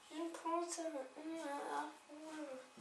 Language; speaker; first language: French; non-native, learner; English